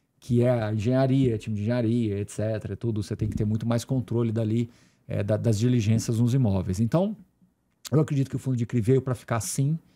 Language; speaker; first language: Portuguese; native; Portuguese